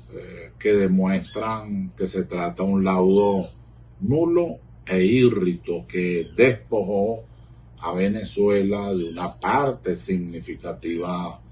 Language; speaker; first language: Spanish; native; Spanish